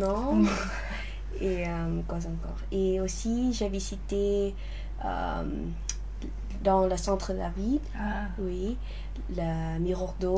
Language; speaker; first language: French; non-native, learner; Lao